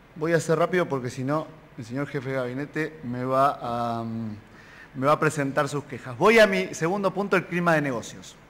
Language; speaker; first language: Spanish; native; Spanish